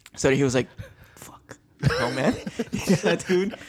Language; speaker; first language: English; native; English